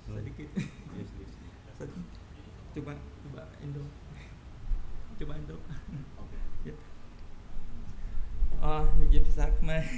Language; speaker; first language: Indonesian; non-native, learner; Khmer